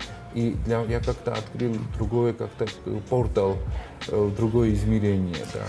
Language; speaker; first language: Russian; non-native, fluent; Georgian